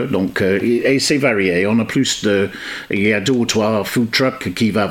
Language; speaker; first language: French; non-native, fluent; English